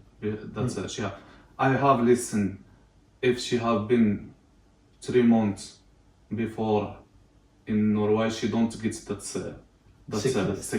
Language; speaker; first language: English; non-native, learner; Arabic